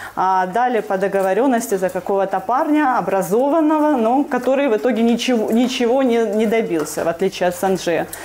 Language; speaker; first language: Russian; native; Russian